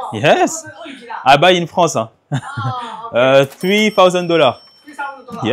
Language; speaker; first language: English; non-native, learner; French